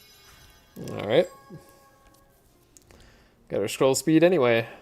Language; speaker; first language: English; native; English